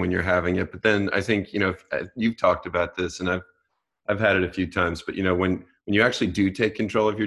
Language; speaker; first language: English; native; English